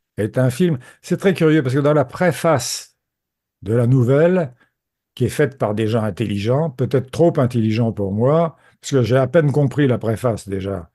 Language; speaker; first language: French; native; French